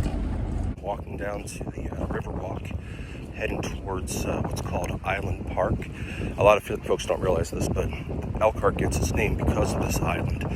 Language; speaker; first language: English; native; English